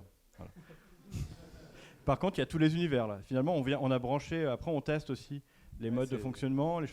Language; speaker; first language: French; native; French